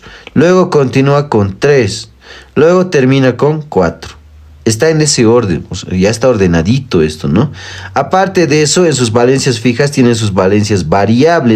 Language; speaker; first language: Spanish; native; Spanish